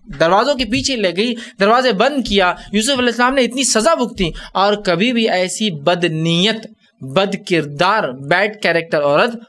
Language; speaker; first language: Urdu; native; Urdu